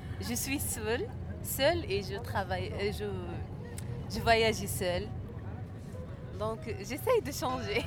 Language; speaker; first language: French; non-native, learner; Arabic